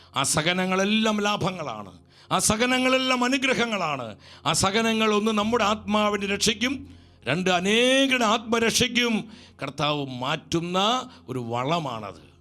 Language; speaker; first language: Malayalam; native; Malayalam